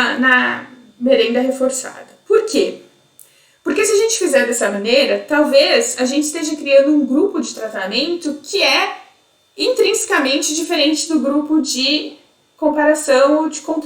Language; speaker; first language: Portuguese; native; Portuguese